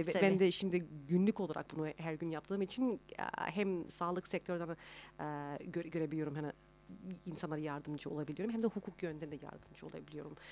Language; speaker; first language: Turkish; early bilingual, heritage; Turkish